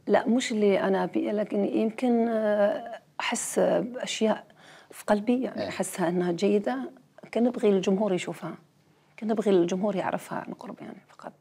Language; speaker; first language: Arabic; native; Arabic